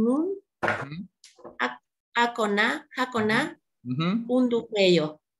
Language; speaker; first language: Korean; non-native, learner; Spanish